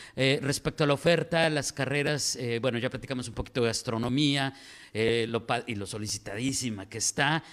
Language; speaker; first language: Spanish; native; Spanish